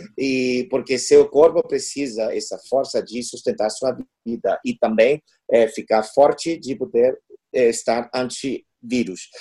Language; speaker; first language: Portuguese; non-native, fluent; Chinese